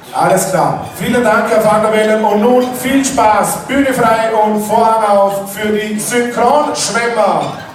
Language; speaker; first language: German; native; German